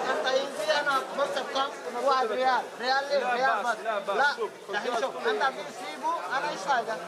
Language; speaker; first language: Arabic; non-native, learner; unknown